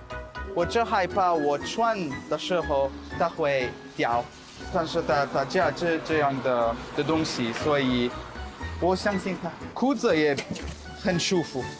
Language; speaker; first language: Chinese; non-native, learner; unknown